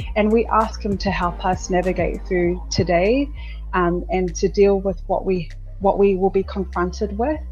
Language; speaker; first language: English; native; English